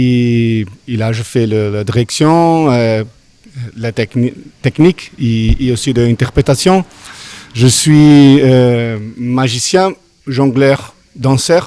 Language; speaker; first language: French; non-native, learner; Portuguese